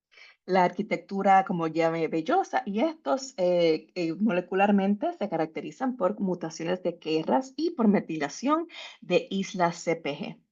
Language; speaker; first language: Spanish; native; Spanish